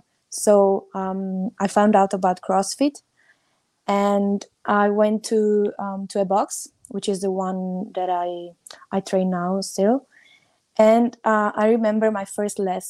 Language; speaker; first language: English; non-native, fluent; Italian